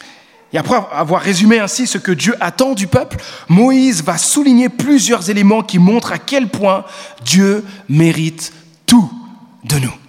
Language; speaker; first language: French; native; French